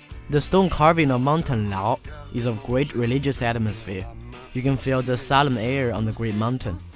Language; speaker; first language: English; non-native, fluent; Chinese